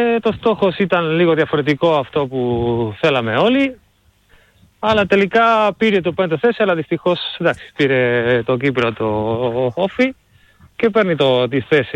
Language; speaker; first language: Greek; non-native, learner; Spanish